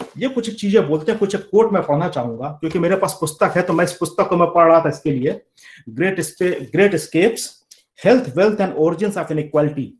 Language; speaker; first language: Hindi; native; Hindi